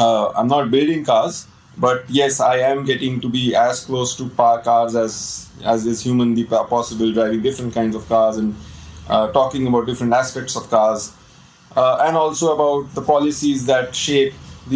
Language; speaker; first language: English; non-native, local second language; Hindi